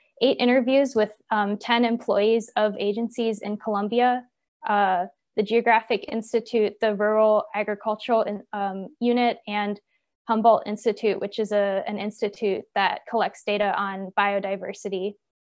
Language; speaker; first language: English; native; English